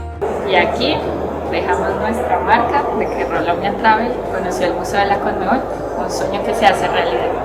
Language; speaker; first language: Spanish; native; Spanish